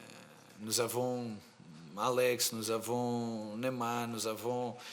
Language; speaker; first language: French; non-native, fluent; Portuguese